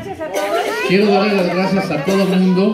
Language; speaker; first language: Spanish; native; Spanish